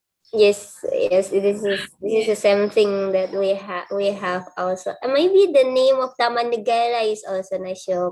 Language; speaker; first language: English; non-native, fluent; Indonesian